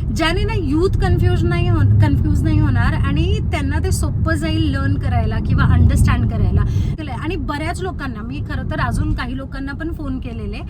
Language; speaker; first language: Marathi; native; Marathi